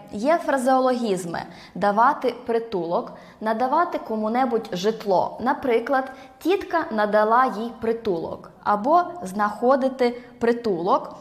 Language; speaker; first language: Ukrainian; native; Ukrainian